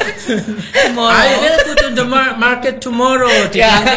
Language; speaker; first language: English; non-native, fluent; Indonesian